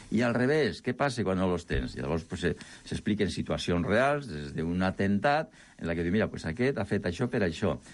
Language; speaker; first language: Catalan; non-native, local second language; Spanish